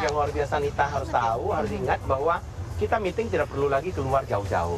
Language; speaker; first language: Indonesian; native; Indonesian